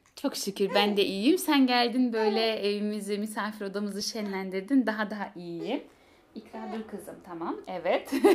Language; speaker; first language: Turkish; early bilingual, heritage; Turkish